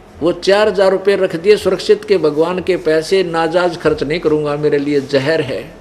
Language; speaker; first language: Hindi; native; Hindi